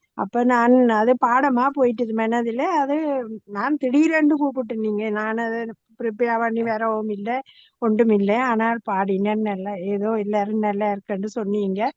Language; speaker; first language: Tamil; native; Tamil